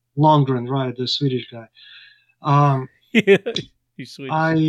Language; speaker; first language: English; non-native, fluent; Ukrainian